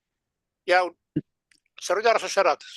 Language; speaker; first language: Welsh; native; Welsh